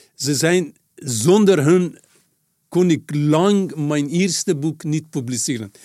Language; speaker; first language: Dutch; non-native, fluent; Persian